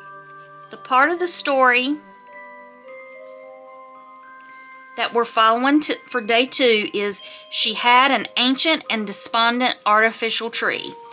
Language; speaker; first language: English; native; English